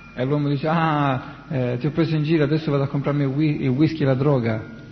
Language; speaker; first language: Italian; native; Italian